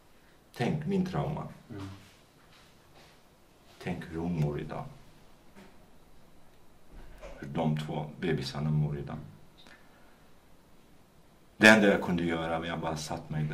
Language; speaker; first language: Swedish; non-native, fluent; Kurdish